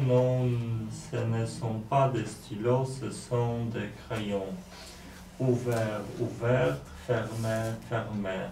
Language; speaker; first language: French; non-native, learner; Polish